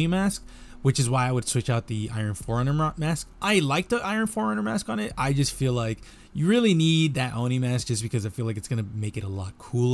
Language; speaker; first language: English; native; English